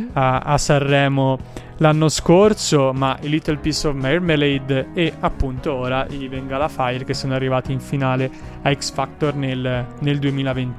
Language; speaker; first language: Italian; native; Italian